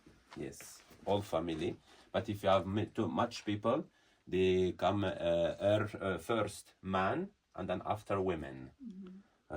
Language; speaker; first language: English; non-native, learner; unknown